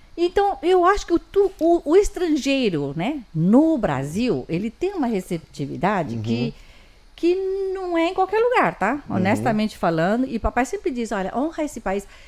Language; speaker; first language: Portuguese; early bilingual, other home language; Chinese